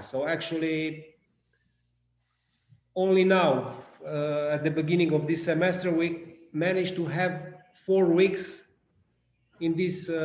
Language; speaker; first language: English; non-native, learner; Romanian